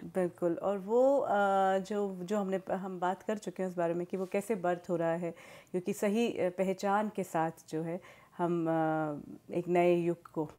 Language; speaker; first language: Hindi; native; Hindi